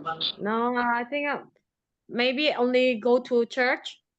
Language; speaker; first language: English; non-native, learner; Indonesian